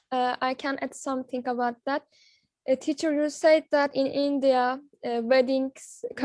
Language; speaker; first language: English; non-native, learner; Turkish